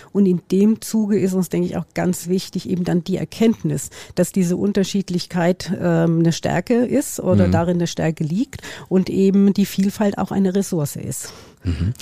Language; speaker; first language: German; native; German